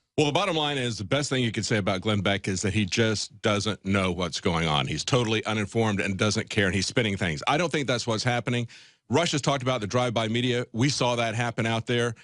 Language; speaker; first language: English; native; English